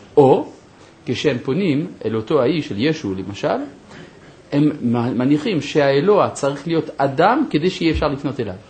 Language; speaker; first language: Hebrew; non-native, fluent; French